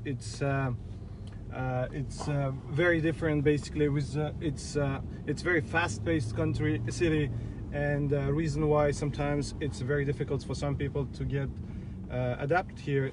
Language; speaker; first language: English; non-native, fluent; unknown